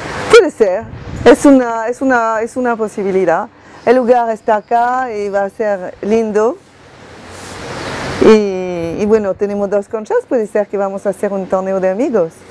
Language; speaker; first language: Spanish; non-native, fluent; French